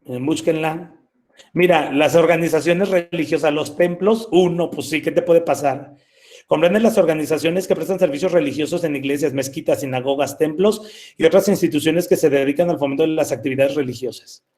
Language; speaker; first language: Spanish; native; Spanish